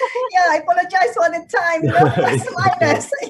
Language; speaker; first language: English; non-native, local second language; Malay